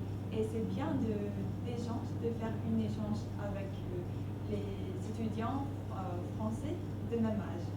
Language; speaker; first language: French; non-native, fluent; Thai